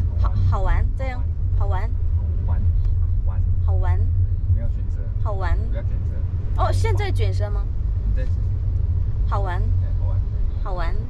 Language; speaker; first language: Chinese; non-native, learner; Korean